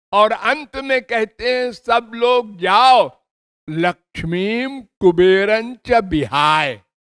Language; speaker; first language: Hindi; native; Hindi